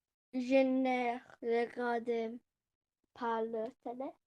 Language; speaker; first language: French; non-native, learner; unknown